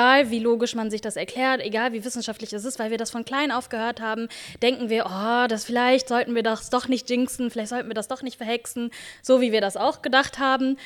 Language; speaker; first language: German; native; German